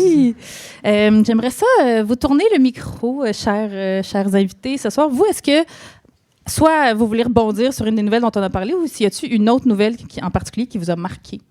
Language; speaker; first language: French; native; French